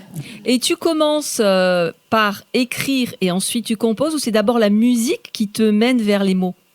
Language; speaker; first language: French; native; French